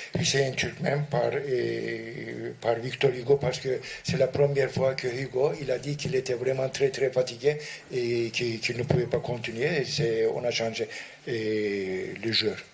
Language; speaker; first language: French; non-native, fluent; Turkish